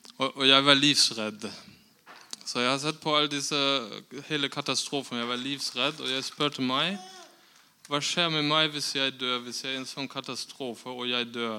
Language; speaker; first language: Norwegian; non-native, fluent; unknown